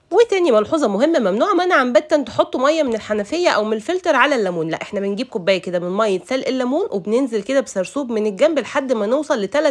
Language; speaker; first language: Arabic; native; Arabic